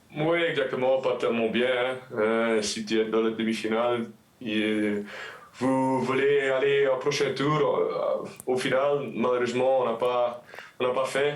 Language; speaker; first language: French; non-native, local second language; Dutch